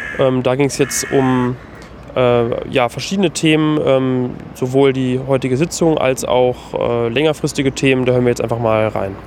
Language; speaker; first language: German; native; German